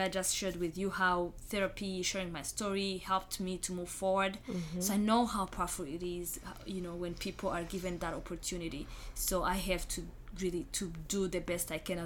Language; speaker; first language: English; non-native, local second language; Kinyarwanda